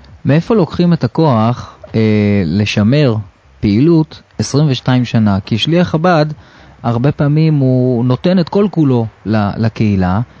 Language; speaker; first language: Hebrew; native; Hebrew